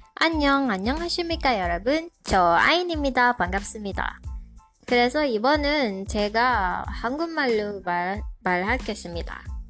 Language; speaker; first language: Korean; non-native, learner; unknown